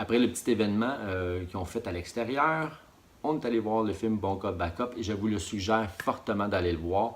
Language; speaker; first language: French; native; French